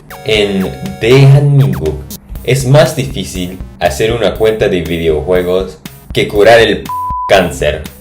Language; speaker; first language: Spanish; non-native, fluent; English